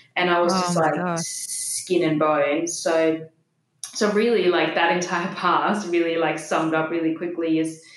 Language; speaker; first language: English; non-native, fluent; Danish